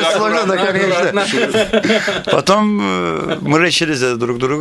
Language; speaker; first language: Russian; non-native, learner; Turkish